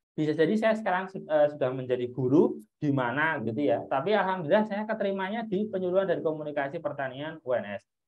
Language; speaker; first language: Indonesian; native; Indonesian